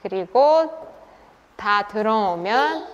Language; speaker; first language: Korean; non-native, fluent; Russian